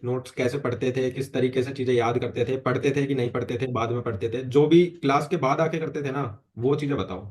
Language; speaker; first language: Hindi; native; Hindi